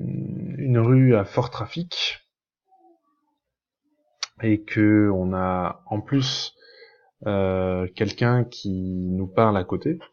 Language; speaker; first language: French; native; French